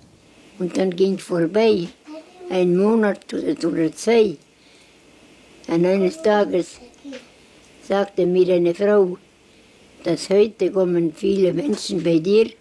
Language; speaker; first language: German; non-native, learner; Estonian